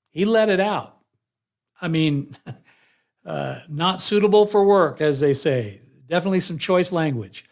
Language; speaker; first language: English; native; English